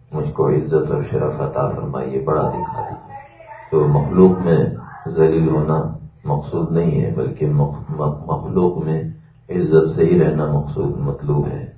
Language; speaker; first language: Urdu; native; Urdu